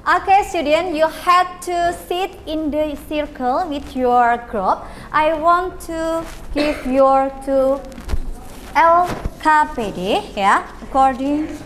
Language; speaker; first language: English; non-native, learner; Indonesian